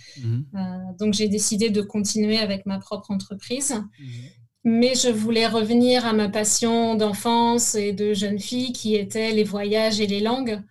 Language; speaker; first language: French; native; French